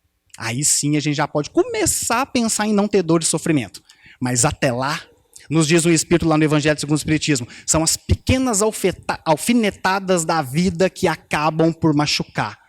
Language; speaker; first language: Portuguese; native; Portuguese